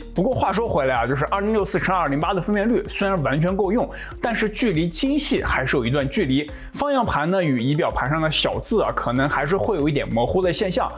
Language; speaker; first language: Chinese; native; Chinese